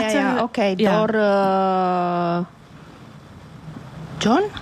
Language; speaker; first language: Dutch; non-native, learner; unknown